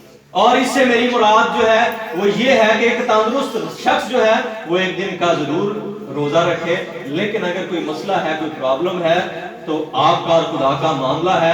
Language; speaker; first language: Urdu; native; Urdu